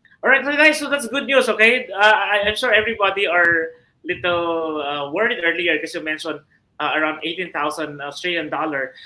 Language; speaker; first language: English; non-native, local second language; Filipino